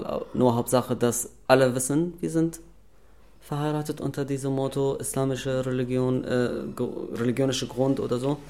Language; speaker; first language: German; non-native, learner; Arabic